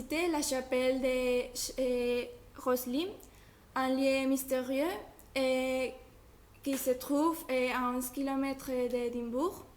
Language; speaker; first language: French; non-native, learner; Spanish